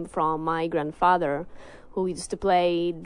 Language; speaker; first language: English; non-native, fluent; Italian